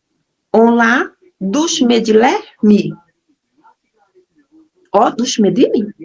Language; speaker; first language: Turkish; non-native, learner; Portuguese